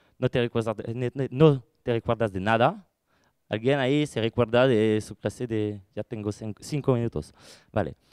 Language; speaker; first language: Spanish; non-native, fluent; French